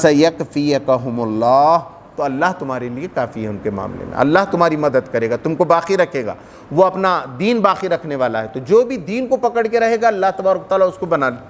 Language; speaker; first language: Urdu; native; Urdu